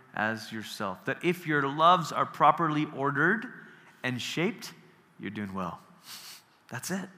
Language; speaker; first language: English; early bilingual, other home language; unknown